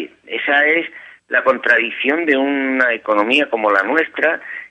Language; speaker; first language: Spanish; native; Spanish